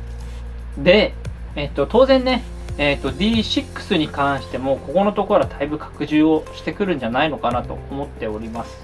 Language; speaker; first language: Japanese; native; Japanese